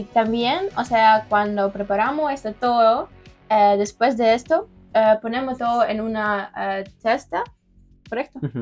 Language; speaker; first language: Spanish; non-native, learner; Ukrainian